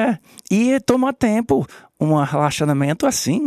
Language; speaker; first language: Portuguese; non-native, learner; English